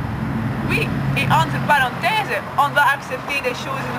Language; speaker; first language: French; non-native, learner; Dutch